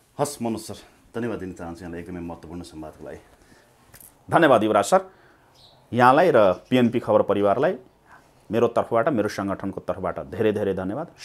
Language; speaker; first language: Nepali; non-native, local second language; Maithili